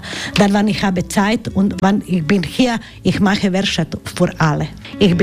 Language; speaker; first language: German; non-native, learner; Croatian